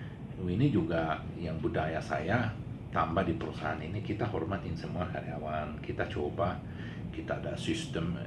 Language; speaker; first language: Indonesian; non-native, learner; Swedish